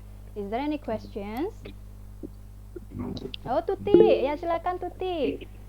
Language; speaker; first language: English; non-native, fluent; Indonesian